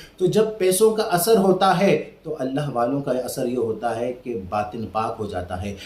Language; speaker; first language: Urdu; non-native, local second language; Sindhi